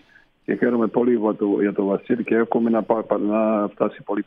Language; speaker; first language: Greek; non-native, fluent; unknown